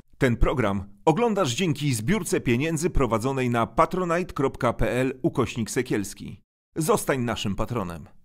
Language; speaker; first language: Polish; native; Polish